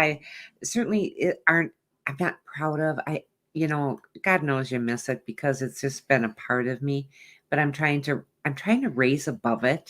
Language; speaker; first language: English; native; English